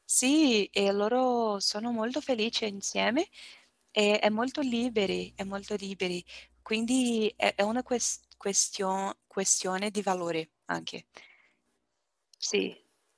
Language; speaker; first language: Italian; non-native, learner; Portuguese